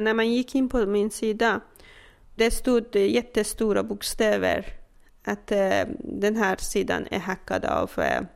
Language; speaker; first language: Swedish; non-native, fluent; Persian